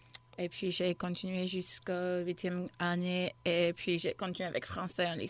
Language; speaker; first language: French; non-native, local second language; English